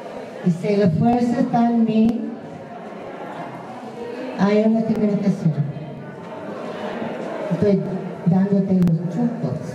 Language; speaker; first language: Spanish; non-native, fluent; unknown